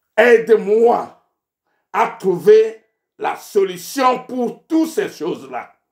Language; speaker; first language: French; non-native, local second language; Ewe